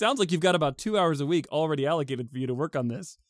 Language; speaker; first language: English; native; English